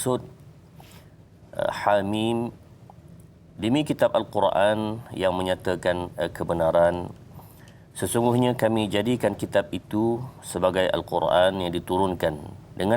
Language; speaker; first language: Malay; native; Malay